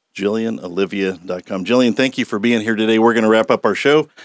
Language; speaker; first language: English; native; English